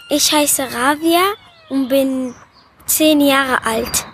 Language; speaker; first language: German; early bilingual, other home language; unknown